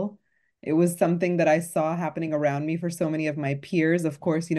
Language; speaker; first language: English; native; English